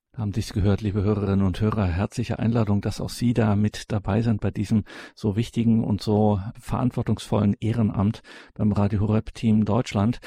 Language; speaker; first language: German; native; German